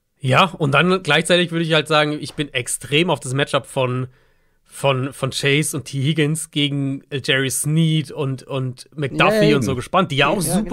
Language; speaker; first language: German; native; German